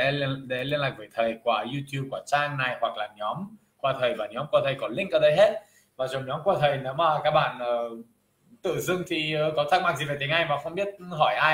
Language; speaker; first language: Vietnamese; non-native, fluent; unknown